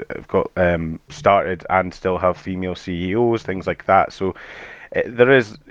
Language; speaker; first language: English; native; English